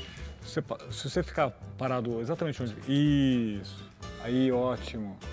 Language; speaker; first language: Portuguese; native; Portuguese